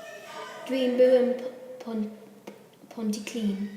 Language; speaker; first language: Welsh; non-native, learner; English